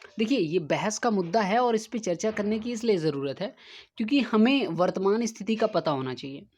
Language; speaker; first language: Hindi; native; Hindi